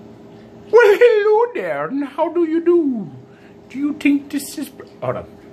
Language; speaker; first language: English; native; English